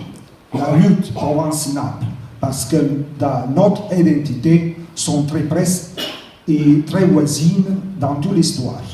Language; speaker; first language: French; non-native, learner; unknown